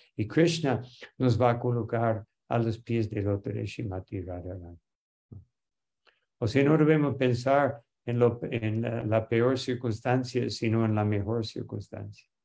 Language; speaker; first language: Spanish; non-native, fluent; English